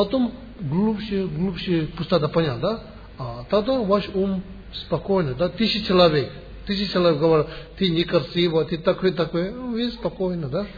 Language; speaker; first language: Russian; non-native, learner; Tibetan